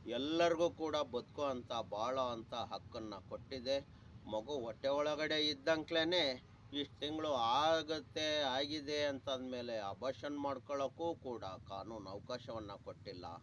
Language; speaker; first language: Kannada; native; Kannada